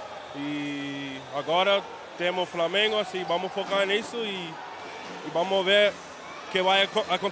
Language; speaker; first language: Portuguese; non-native, learner; Spanish